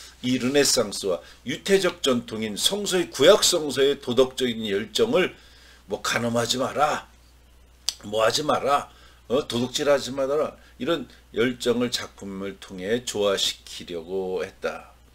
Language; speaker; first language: Korean; native; Korean